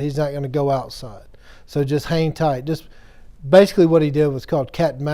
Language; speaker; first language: English; native; English